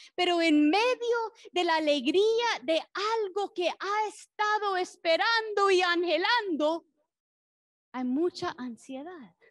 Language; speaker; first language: Spanish; non-native, fluent; English